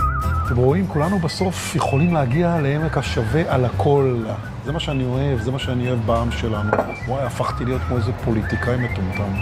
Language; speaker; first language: Hebrew; native; Hebrew